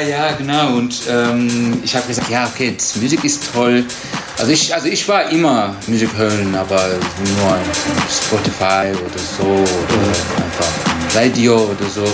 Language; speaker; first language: German; non-native, learner; Turkish